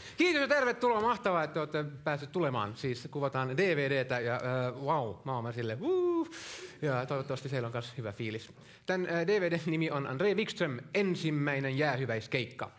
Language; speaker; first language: Finnish; non-native, local second language; Swedish